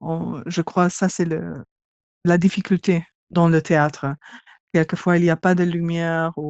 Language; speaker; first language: French; non-native, learner; English